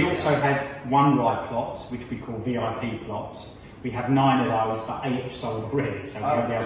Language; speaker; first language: English; native; English